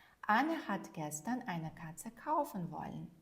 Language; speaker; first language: German; non-native, fluent; Ukrainian